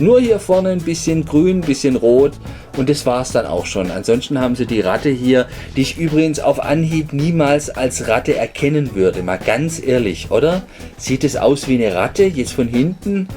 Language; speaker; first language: German; native; German